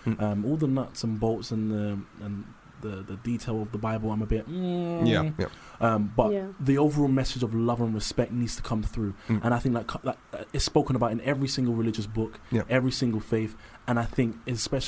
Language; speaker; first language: English; native; English